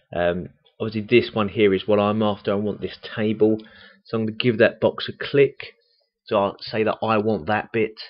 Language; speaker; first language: English; native; English